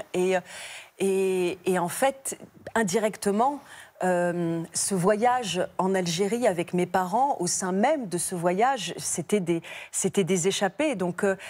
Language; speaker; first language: French; native; French